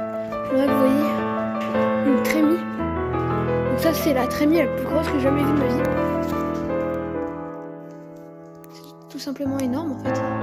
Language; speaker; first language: French; native; French